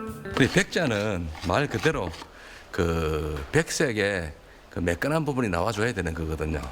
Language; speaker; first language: Korean; native; Korean